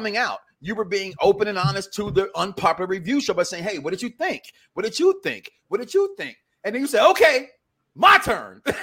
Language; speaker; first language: English; native; English